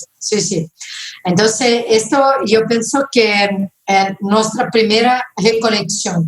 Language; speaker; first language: Spanish; non-native, fluent; Portuguese